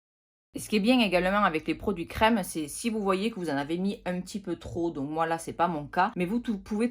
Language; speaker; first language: French; native; French